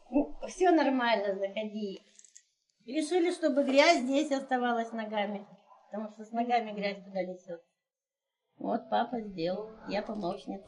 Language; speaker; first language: Russian; native; Russian